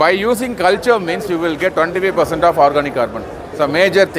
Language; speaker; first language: English; non-native, local second language; Tamil